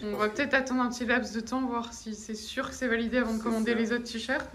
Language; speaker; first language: French; native; French